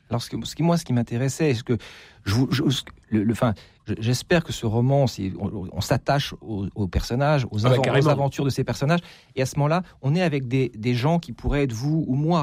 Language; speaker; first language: French; native; French